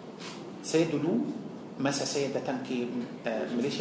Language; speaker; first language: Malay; non-native, fluent; Arabic